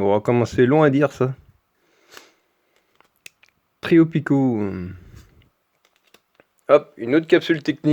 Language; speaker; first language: French; native; French